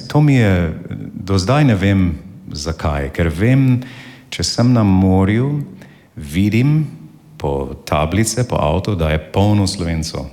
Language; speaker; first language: Slovenian; non-native, fluent; English